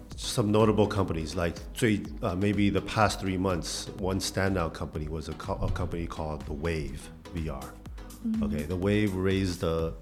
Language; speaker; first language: English; early bilingual, other home language; Chinese